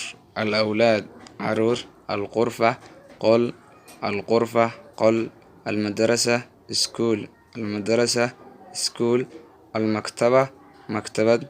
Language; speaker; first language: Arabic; non-native, fluent; Somali